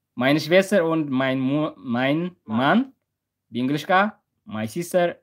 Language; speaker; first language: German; non-native, learner; Tigrinya